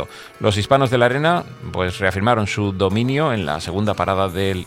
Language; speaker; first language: Spanish; native; Spanish